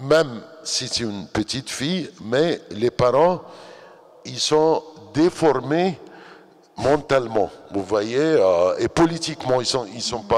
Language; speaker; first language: French; non-native, fluent; Arabic